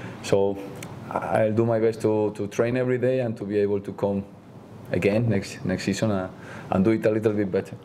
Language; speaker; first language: English; non-native, fluent; Spanish